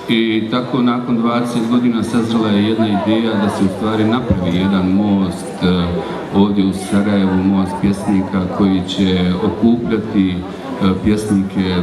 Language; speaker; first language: Bosnian; native; Bosnian